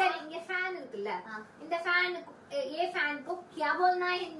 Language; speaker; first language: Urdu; non-native, local second language; Tamil